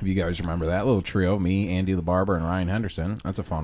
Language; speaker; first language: English; native; English